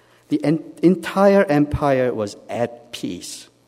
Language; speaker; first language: English; non-native, fluent; Korean